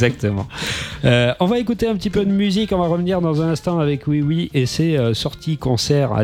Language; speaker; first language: French; native; French